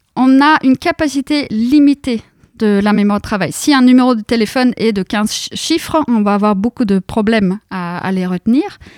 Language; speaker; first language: French; non-native, fluent; Norwegian